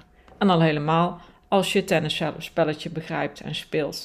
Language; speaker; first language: Dutch; native; Dutch